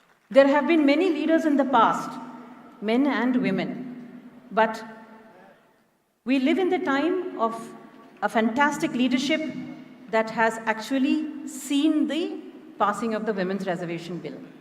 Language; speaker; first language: English; non-native, local second language; Malayalam